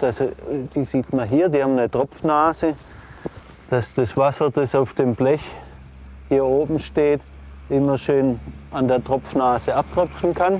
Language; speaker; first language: German; native; German